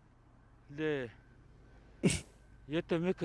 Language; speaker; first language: Swedish; non-native, learner; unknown